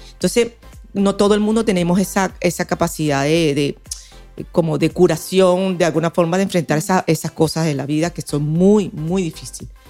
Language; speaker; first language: Spanish; native; Spanish